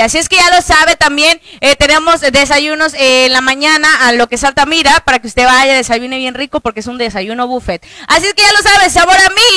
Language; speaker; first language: Spanish; native; Spanish